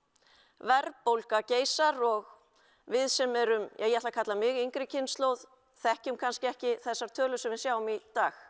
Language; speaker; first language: Icelandic; native; Icelandic